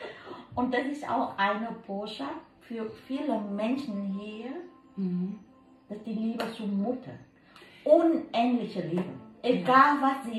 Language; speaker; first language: German; non-native, learner; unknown